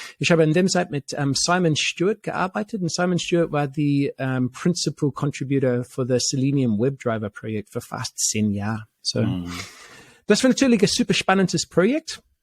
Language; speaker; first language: German; non-native, fluent; English